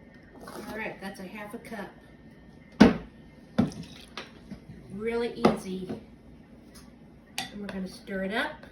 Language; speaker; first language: English; native; English